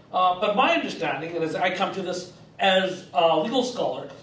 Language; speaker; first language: English; native; English